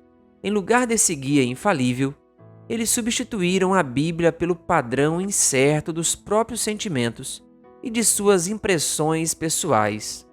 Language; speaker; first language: Portuguese; native; Portuguese